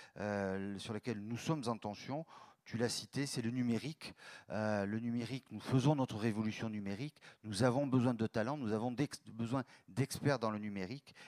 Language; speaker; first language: French; native; French